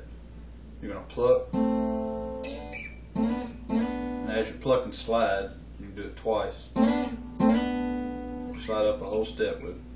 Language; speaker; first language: English; native; English